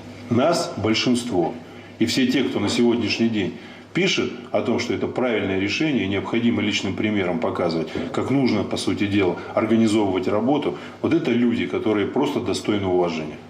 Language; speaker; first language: Russian; native; Russian